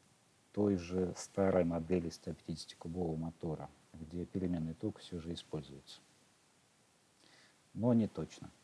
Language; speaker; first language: Russian; native; Russian